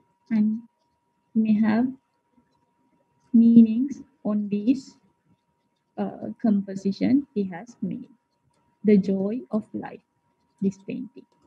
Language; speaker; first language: English; non-native, local second language; Sinhala